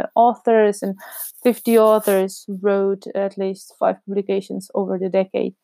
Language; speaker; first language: English; non-native, fluent; Czech